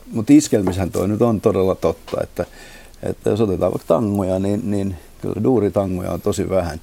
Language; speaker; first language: Finnish; native; Finnish